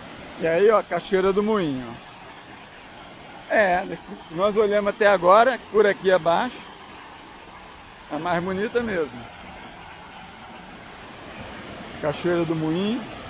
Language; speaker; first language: Portuguese; native; Portuguese